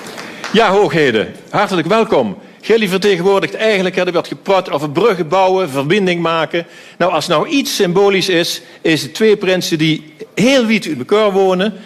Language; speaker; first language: Dutch; native; Dutch